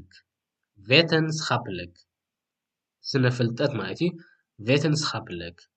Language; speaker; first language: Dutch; non-native, learner; Tigrinya